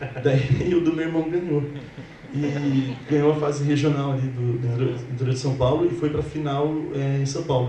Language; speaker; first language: Portuguese; native; Portuguese